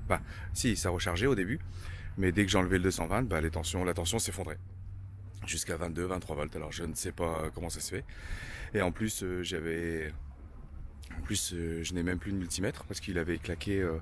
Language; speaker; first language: French; native; French